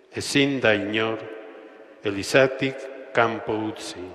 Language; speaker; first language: Spanish; native; Spanish